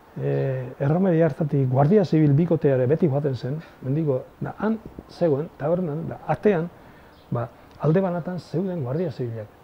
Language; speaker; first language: Basque; native; Basque